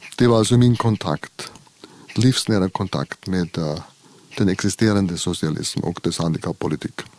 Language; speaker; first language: Swedish; non-native, fluent; German